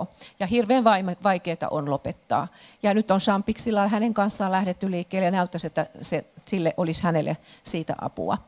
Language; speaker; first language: Finnish; native; Finnish